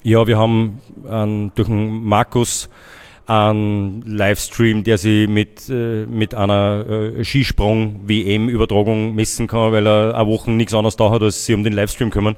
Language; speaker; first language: German; native; German